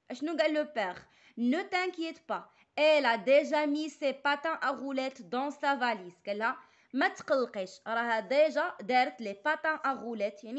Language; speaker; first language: French; non-native, local second language; Arabic